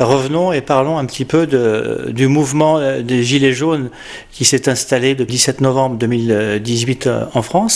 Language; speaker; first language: French; native; French